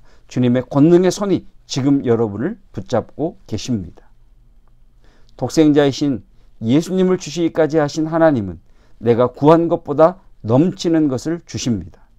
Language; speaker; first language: Korean; native; Korean